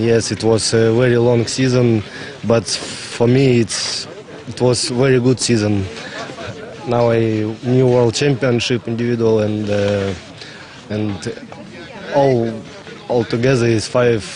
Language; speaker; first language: English; non-native, learner; Russian